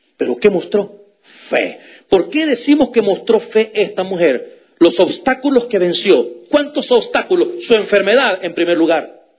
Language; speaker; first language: Spanish; native; Spanish